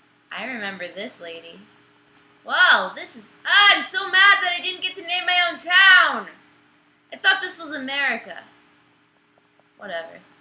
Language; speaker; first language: English; native; English